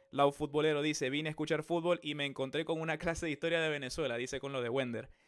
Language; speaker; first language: Spanish; native; Spanish